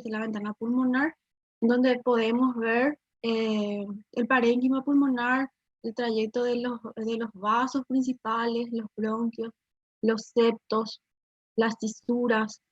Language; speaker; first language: Spanish; native; Spanish